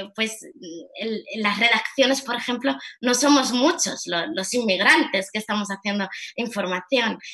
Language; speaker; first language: Spanish; early bilingual, heritage; Arabic